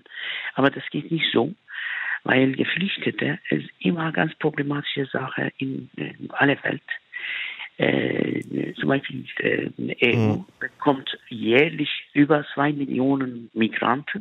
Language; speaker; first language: German; non-native, fluent; Turkish